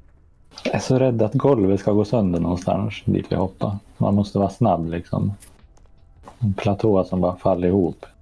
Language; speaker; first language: Swedish; native; Swedish